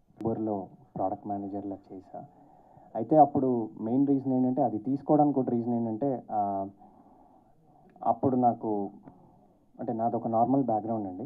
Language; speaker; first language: Telugu; native; Telugu